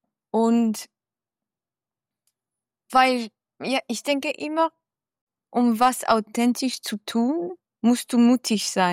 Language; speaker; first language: German; non-native, learner; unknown